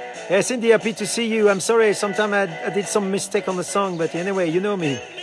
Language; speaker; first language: English; non-native, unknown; French